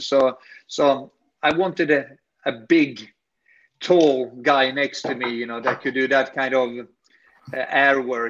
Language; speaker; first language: English; non-native, fluent; Swedish